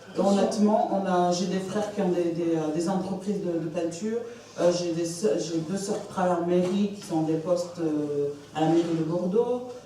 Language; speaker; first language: French; early bilingual, other home language; Arabic